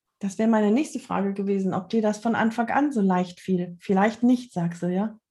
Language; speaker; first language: German; native; German